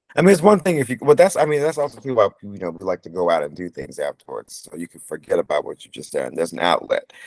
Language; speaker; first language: English; native; English